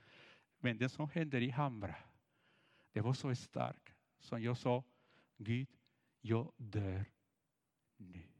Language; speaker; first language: Swedish; non-native, fluent; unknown